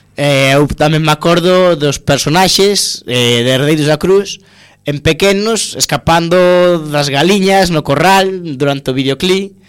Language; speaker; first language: Galician; non-native, local second language; Spanish